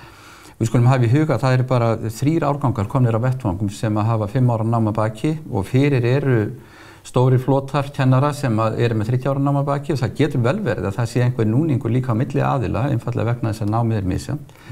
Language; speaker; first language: Icelandic; native; Icelandic